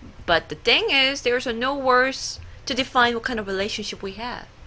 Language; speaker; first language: English; non-native, fluent; Korean